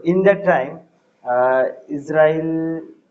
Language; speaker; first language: English; non-native, learner; Bangla